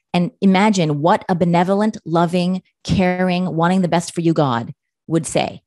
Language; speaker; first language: English; native; English